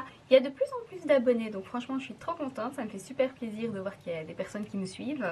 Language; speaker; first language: French; native; French